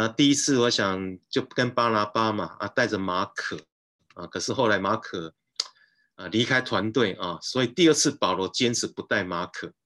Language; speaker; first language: Chinese; native; Chinese